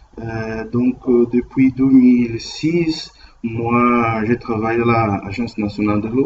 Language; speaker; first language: French; non-native, learner; Portuguese